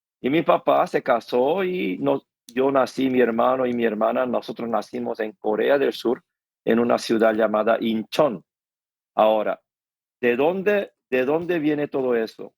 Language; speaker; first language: Spanish; non-native, fluent; Korean